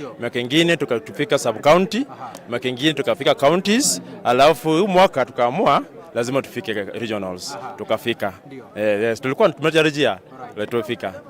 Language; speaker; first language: Swahili; non-native, local second language; Luo (Kenya and Tanzania)